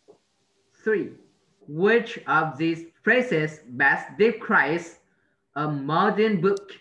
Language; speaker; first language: English; non-native, learner; Vietnamese